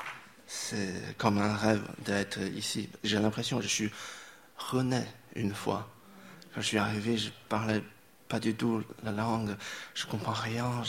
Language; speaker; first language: French; non-native, fluent; Chinese